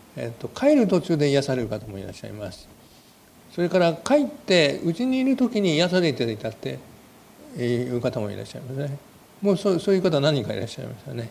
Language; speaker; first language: Japanese; native; Japanese